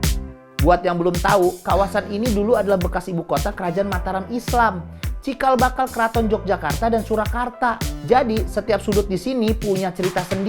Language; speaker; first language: Indonesian; native; Indonesian